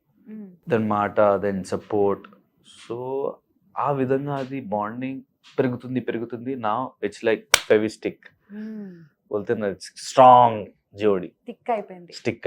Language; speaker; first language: Telugu; non-native, learner; Hindi